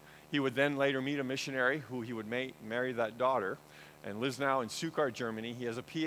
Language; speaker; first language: English; native; English